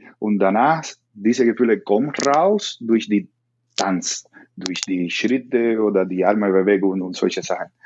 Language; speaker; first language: German; non-native, learner; Spanish